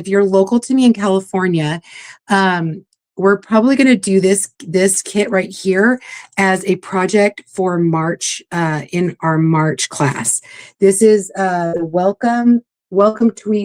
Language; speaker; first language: English; native; English